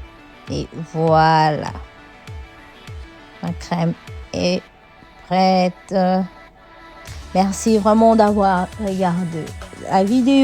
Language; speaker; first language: French; non-native, fluent; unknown